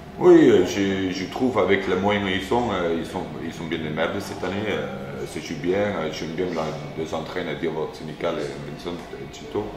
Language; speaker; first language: French; non-native, fluent; Afrikaans